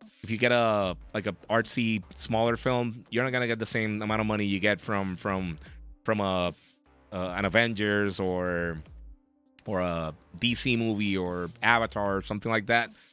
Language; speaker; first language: English; non-native, local second language; Spanish